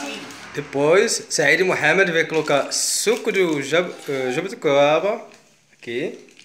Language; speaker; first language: Portuguese; non-native, learner; Arabic